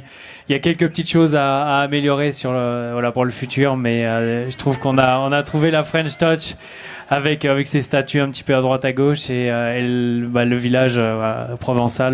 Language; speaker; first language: French; native; French